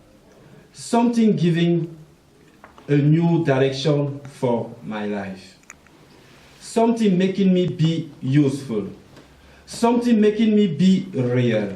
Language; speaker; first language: English; non-native, local second language; French